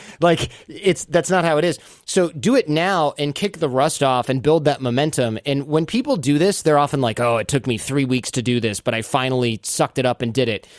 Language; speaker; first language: English; native; English